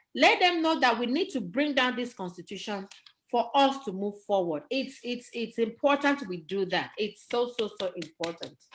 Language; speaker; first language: English; non-native, local second language; Yoruba